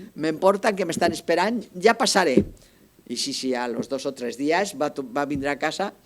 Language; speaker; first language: Spanish; non-native, local second language; Catalan